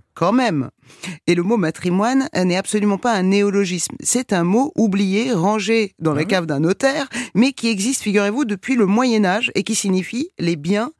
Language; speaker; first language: French; non-native, fluent; Persian